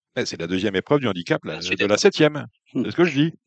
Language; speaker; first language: French; native; French